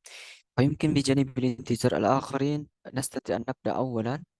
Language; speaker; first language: Arabic; non-native, fluent; Indonesian